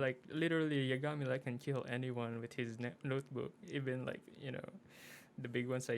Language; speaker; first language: English; non-native, local second language; Filipino